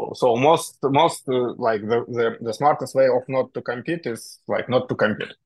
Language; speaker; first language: English; non-native, fluent; Russian